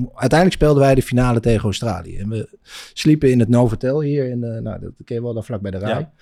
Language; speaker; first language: Dutch; native; Dutch